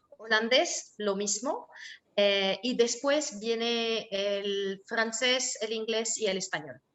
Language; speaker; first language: Spanish; non-native, fluent; French